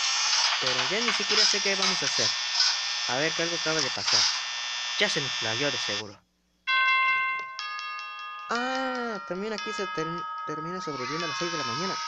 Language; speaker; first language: Spanish; native; Spanish